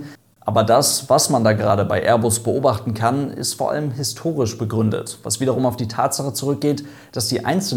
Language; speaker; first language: German; native; German